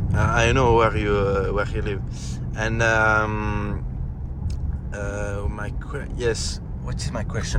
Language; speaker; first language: English; non-native, learner; French